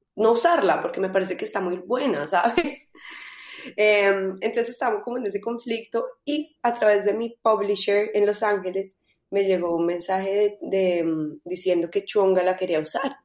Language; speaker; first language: Spanish; native; Spanish